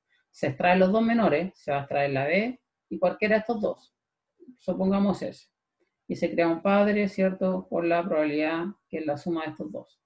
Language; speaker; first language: Spanish; native; Spanish